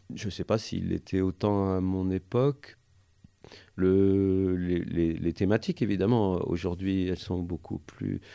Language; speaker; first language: French; native; French